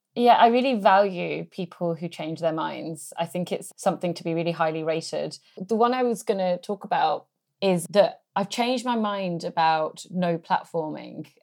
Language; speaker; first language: English; native; English